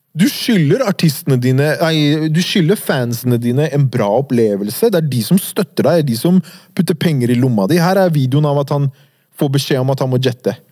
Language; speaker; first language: Norwegian; native; Norwegian